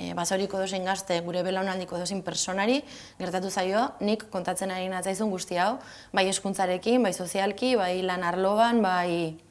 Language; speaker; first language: Basque; non-native, local second language; Spanish